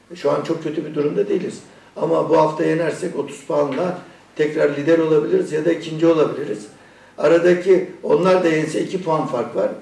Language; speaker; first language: Turkish; non-native, fluent; Persian